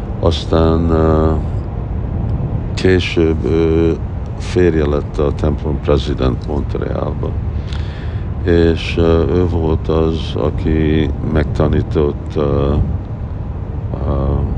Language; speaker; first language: Hungarian; early bilingual, heritage; Hungarian